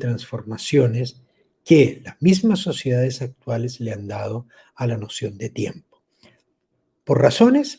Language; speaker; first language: Spanish; native; Spanish